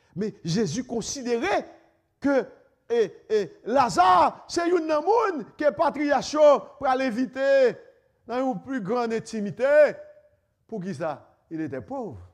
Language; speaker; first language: French; native; French